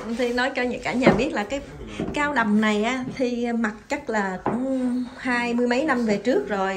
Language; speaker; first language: Vietnamese; native; Vietnamese